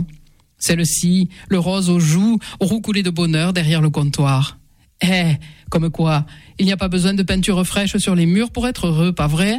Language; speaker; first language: French; native; French